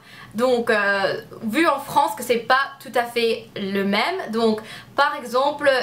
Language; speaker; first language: French; non-native, learner; English